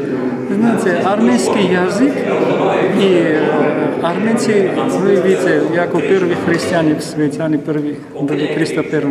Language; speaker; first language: Czech; non-native, learner; Armenian